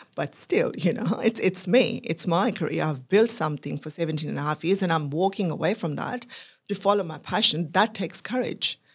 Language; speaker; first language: English; non-native, local second language; Urdu